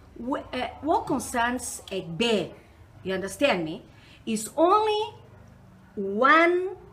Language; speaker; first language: English; non-native, learner; Portuguese